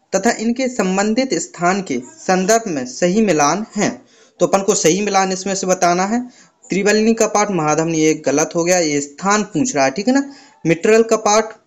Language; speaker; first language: Hindi; native; Hindi